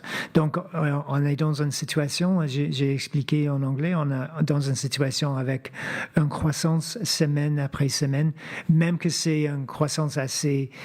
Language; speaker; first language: French; non-native, fluent; English